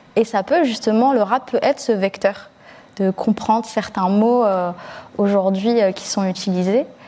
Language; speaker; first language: French; early bilingual, other home language; Arabic